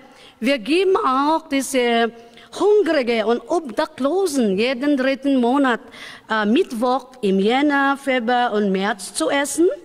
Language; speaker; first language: German; non-native, learner; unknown